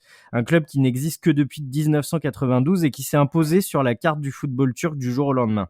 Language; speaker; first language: French; native; French